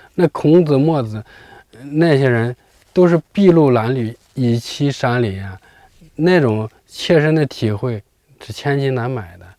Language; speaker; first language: Chinese; native; Chinese